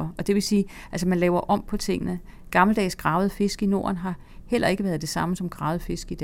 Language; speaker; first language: Danish; native; Danish